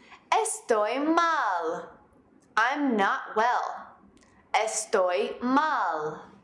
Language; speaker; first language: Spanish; non-native, fluent; English